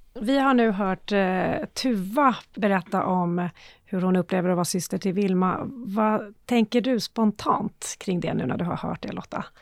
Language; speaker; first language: Swedish; native; Swedish